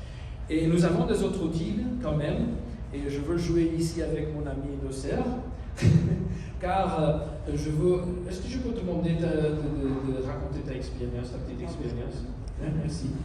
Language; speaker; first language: French; non-native, learner; Spanish